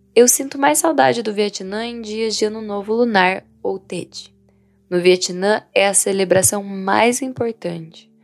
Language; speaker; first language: Portuguese; non-native, fluent; Vietnamese